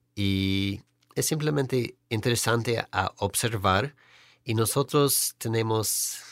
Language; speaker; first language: Spanish; non-native, fluent; English